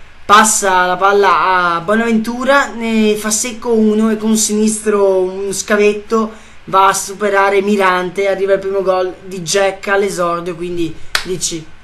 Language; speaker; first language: Italian; native; Italian